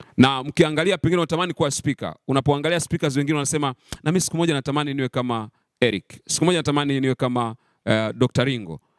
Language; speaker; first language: Swahili; native; Swahili